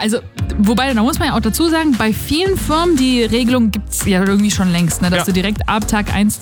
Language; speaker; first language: German; native; German